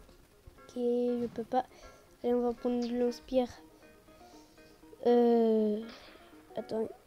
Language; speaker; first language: French; native; French